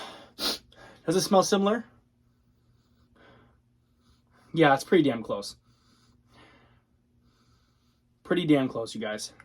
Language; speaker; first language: English; native; English